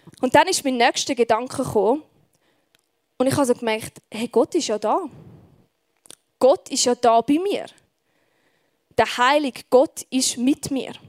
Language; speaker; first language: German; native; German